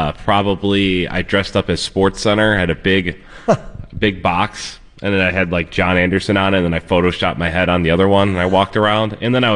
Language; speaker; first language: English; native; English